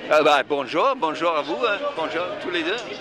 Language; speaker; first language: French; non-native, fluent; English